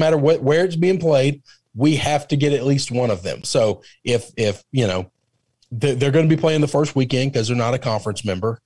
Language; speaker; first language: English; native; English